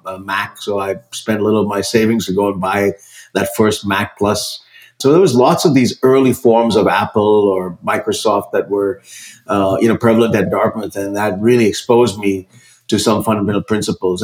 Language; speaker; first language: English; non-native, local second language; Malayalam